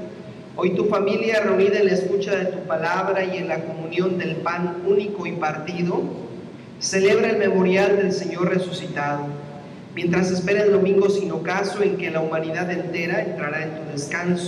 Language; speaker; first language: Spanish; native; Spanish